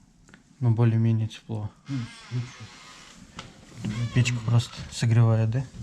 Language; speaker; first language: Russian; native; Russian